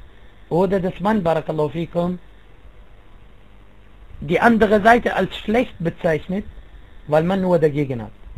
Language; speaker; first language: German; non-native, fluent; Arabic